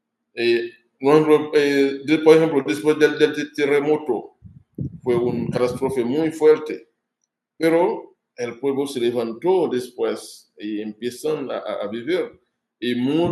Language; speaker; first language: Spanish; non-native, fluent; Haitian Creole